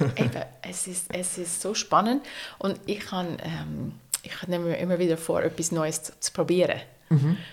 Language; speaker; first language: German; non-native, fluent; English